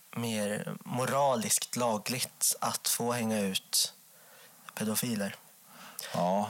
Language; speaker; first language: Swedish; native; Swedish